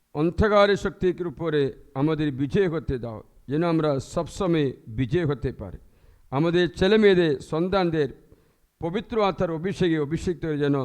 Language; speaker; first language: Bangla; non-native, fluent; Malayalam